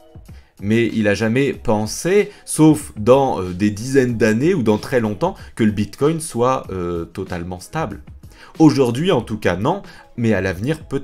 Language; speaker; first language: French; native; French